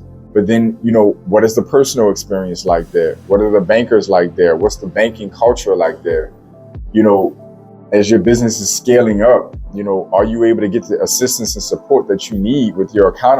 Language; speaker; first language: English; native; English